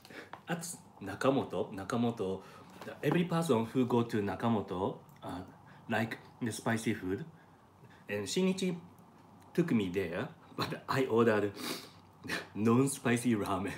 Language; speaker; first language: English; non-native, learner; Japanese